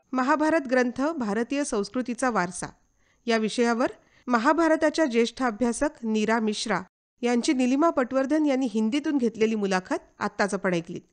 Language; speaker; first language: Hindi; non-native, local second language; Marathi